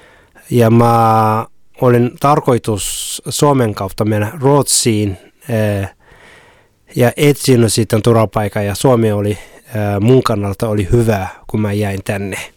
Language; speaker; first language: Finnish; non-native, fluent; Somali